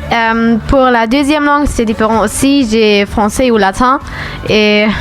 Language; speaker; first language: French; non-native, learner; German